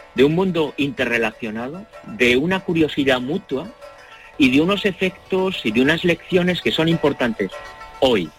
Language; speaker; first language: Spanish; native; Spanish